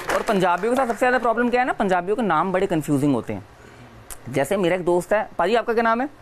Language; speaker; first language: Hindi; native; Hindi